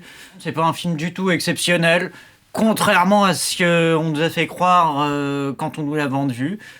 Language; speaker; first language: French; native; French